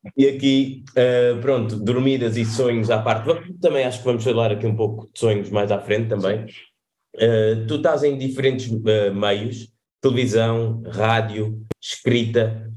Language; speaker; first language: Portuguese; native; Portuguese